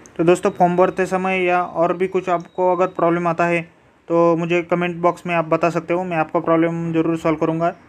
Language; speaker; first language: Hindi; non-native, local second language; Marathi